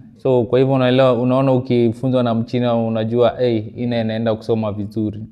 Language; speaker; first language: Swahili; native; Swahili